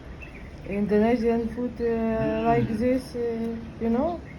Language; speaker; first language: English; non-native, learner; Russian